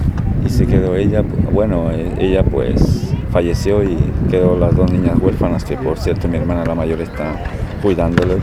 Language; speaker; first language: Spanish; native; Spanish